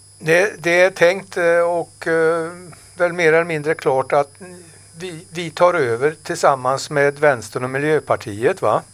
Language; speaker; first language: Swedish; native; Swedish